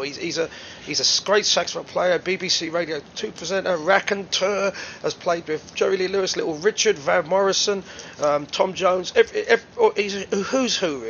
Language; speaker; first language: English; native; English